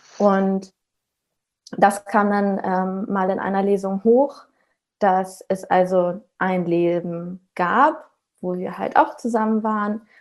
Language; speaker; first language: German; native; German